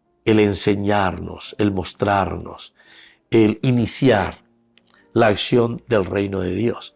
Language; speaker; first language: Spanish; native; Spanish